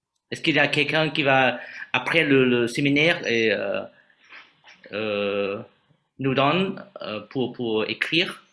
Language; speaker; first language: French; non-native, fluent; Vietnamese